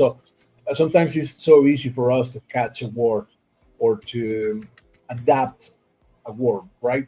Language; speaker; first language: English; non-native, fluent; Spanish